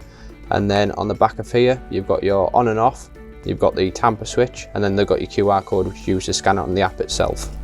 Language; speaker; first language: English; native; English